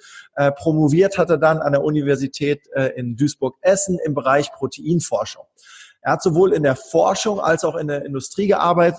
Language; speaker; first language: German; native; German